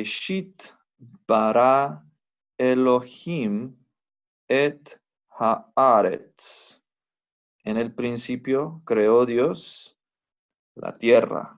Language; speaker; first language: Spanish; non-native, fluent; English